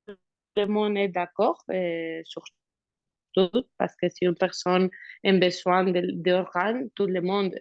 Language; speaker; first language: French; non-native, learner; Spanish